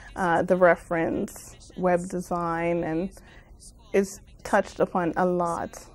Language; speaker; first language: English; native; English